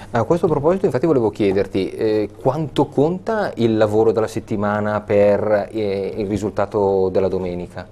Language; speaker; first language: Italian; native; Italian